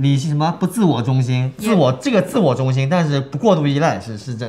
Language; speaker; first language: Chinese; native; Chinese